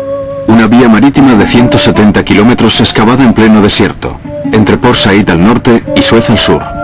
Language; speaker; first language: Spanish; native; Spanish